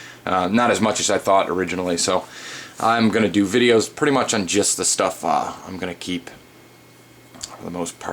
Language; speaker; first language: English; native; English